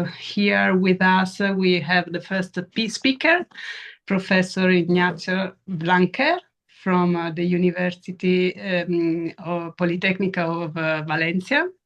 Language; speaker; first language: English; non-native, fluent; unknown